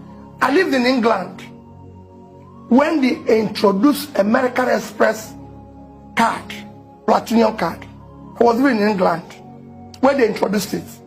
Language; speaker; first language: English; non-native, local second language; Igbo